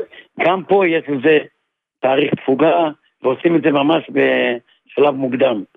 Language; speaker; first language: Hebrew; native; Hebrew